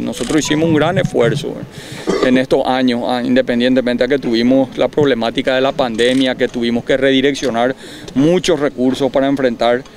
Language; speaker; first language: Spanish; native; Spanish